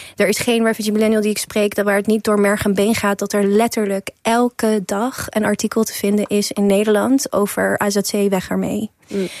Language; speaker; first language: Dutch; early bilingual, other home language; Persian